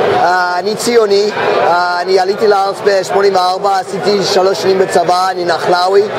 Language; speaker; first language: Hebrew; non-native, fluent; English